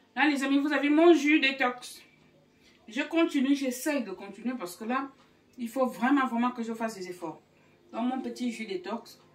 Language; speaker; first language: French; non-native, local second language; Fang